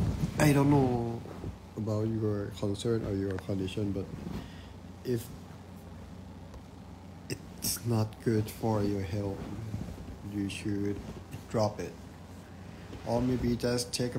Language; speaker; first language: English; non-native, learner; Thai